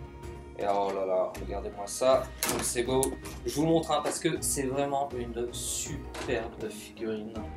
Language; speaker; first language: French; native; French